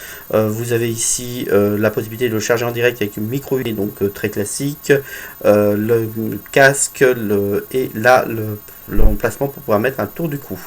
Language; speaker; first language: French; native; French